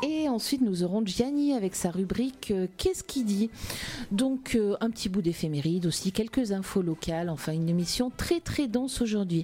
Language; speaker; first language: French; native; French